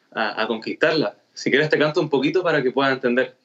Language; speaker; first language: Spanish; native; Spanish